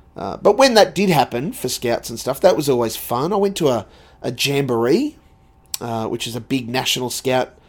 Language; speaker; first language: English; native; English